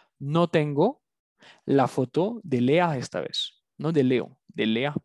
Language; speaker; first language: Spanish; non-native, fluent; French